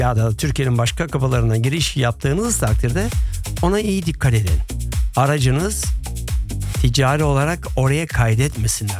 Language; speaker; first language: Turkish; early bilingual, heritage; Turkish